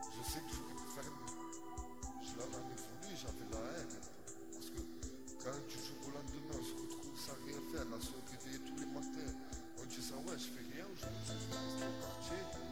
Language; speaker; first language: French; native; French